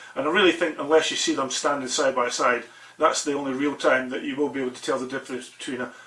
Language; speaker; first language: English; native; English